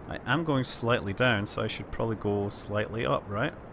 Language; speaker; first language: English; native; English